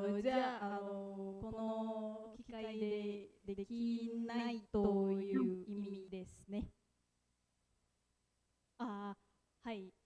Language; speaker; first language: Japanese; non-native, fluent; Indonesian